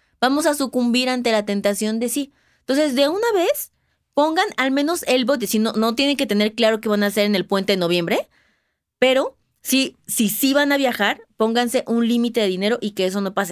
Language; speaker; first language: Spanish; native; Spanish